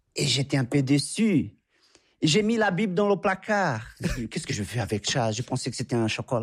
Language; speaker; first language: French; non-native, fluent; Portuguese